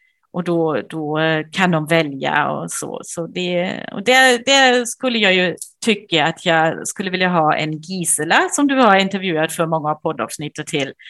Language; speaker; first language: Swedish; non-native, fluent; German